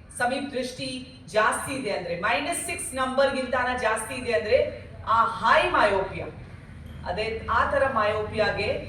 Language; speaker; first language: Kannada; non-native, learner; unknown